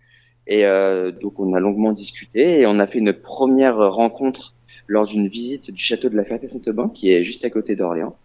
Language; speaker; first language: French; native; French